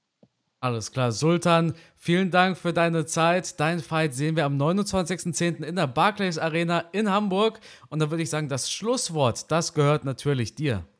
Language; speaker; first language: German; native; German